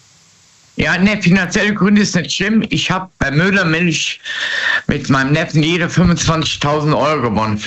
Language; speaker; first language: German; native; German